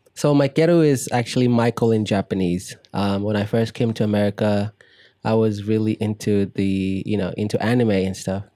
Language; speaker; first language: English; early bilingual, other home language; Igbo